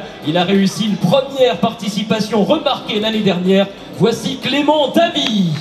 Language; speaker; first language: French; native; French